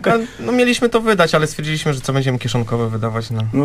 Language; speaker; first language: Polish; native; Polish